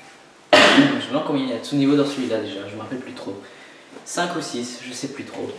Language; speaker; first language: French; native; French